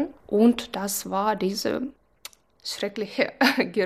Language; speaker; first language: German; non-native, fluent; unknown